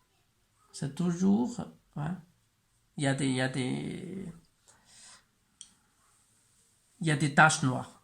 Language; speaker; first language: French; non-native, learner; Chinese